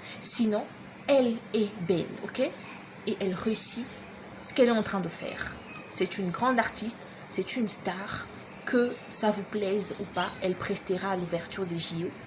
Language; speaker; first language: French; non-native, local second language; Lingala